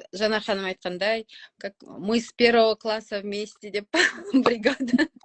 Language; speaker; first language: Russian; non-native, local second language; Kazakh